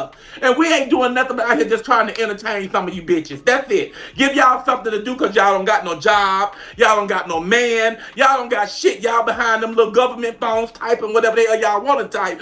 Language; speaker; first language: English; native; English